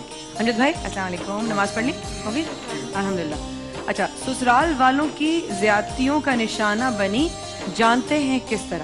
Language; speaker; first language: Urdu; native; Urdu